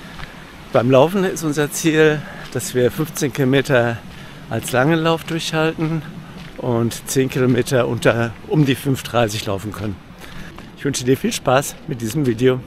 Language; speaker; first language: German; native; German